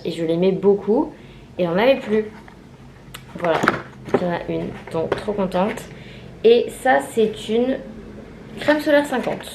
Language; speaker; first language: French; native; French